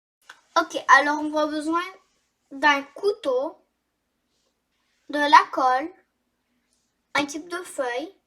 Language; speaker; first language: French; early bilingual, other home language; Portuguese